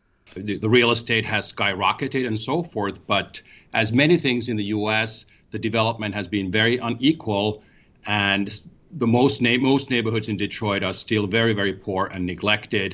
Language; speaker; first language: English; non-native, fluent; Finnish